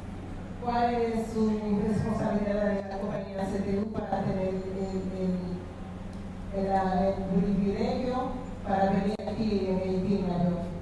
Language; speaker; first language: Spanish; non-native, fluent; Haitian Creole